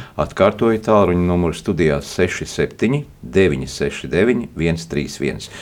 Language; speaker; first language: Latvian; native; Latvian